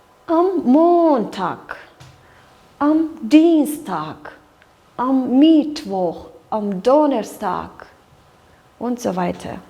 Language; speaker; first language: German; non-native, fluent; Kyrgyz